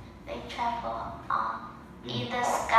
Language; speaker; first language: English; non-native, learner; Vietnamese